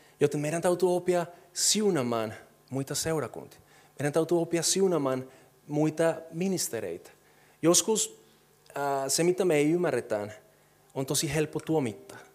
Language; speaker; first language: Finnish; non-native, fluent; Spanish